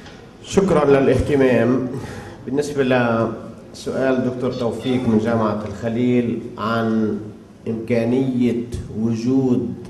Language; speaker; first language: Arabic; native; Arabic